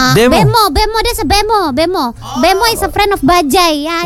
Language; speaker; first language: English; non-native, learner; Indonesian